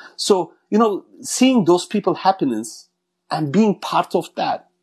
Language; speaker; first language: English; non-native, fluent; Turkish